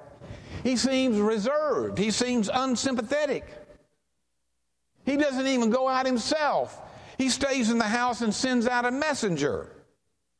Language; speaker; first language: English; native; English